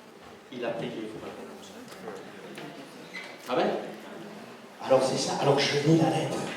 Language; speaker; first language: French; native; French